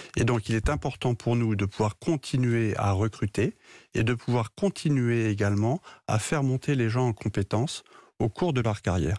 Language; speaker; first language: French; native; French